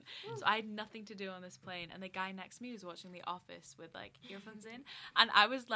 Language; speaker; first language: English; native; English